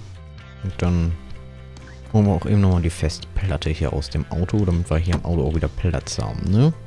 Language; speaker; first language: German; native; German